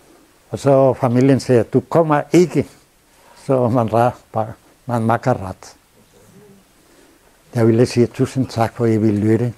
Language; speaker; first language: Danish; non-native, fluent; Spanish